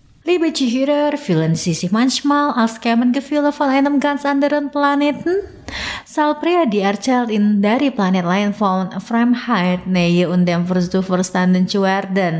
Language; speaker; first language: German; non-native, fluent; Indonesian